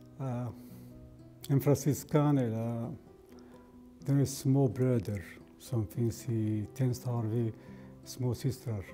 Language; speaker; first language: Swedish; non-native, fluent; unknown